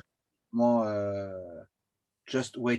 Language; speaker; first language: English; non-native, learner; French